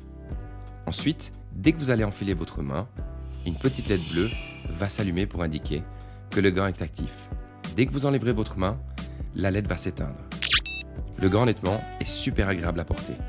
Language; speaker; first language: French; native; French